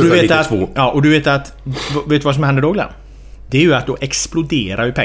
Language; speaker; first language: Swedish; native; Swedish